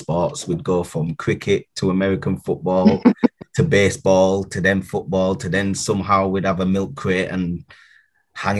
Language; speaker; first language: English; native; English